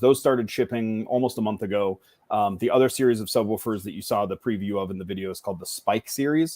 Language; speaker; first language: English; native; English